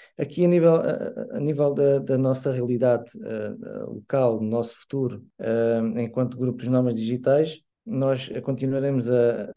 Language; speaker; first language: Portuguese; native; Portuguese